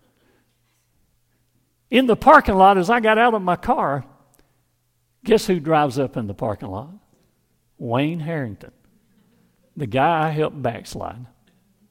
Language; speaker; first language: English; native; English